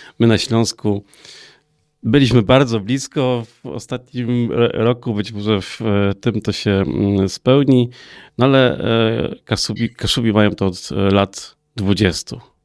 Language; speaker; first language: Polish; native; Polish